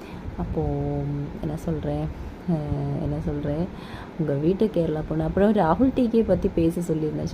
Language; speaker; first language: Tamil; non-native, learner; Malayalam